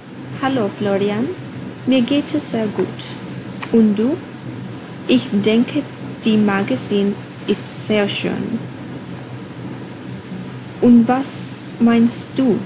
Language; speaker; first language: German; non-native, learner; English